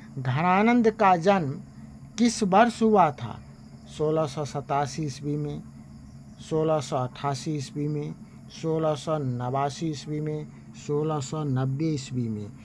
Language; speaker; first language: Hindi; native; Hindi